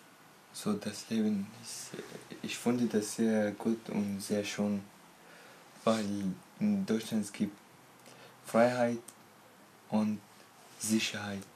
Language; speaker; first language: German; non-native, learner; Kurdish